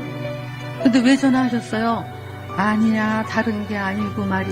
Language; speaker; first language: Korean; native; Korean